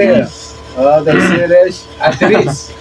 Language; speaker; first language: Arabic; non-native, learner; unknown